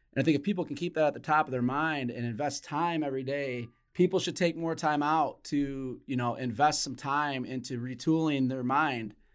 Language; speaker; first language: English; native; English